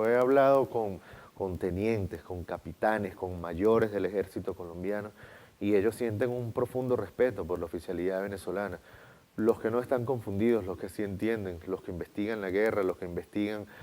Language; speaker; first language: Spanish; native; Spanish